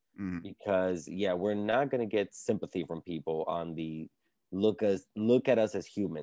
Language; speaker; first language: English; early bilingual, other home language; Spanish